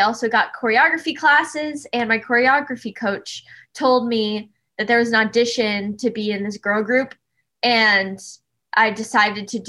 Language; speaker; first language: English; native; English